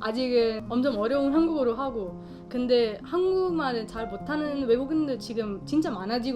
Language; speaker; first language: Korean; non-native, fluent; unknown